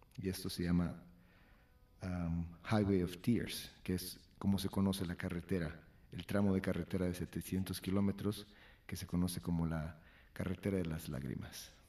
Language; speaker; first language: Spanish; native; Spanish